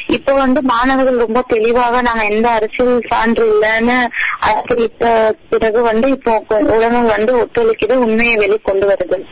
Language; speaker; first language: Tamil; non-native, local second language; Telugu